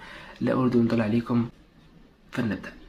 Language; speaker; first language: Arabic; native; Arabic